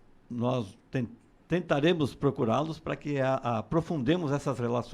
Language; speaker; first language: Portuguese; native; Portuguese